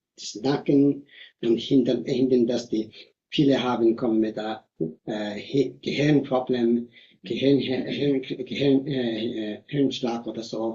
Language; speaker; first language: German; non-native, fluent; Tibetan